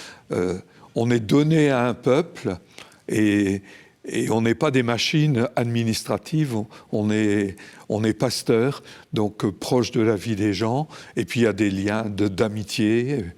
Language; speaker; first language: French; native; French